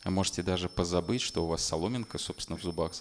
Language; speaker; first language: Russian; native; Russian